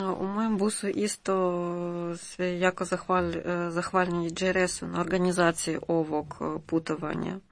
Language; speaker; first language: Croatian; non-native, learner; Ukrainian